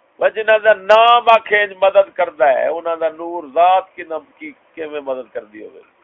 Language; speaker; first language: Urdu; non-native, local second language; Punjabi